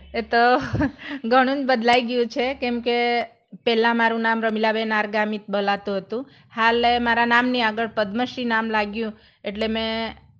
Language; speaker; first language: Gujarati; non-native, local second language; Gamit